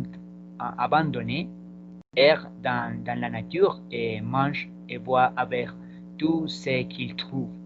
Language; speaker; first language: French; non-native, learner; Spanish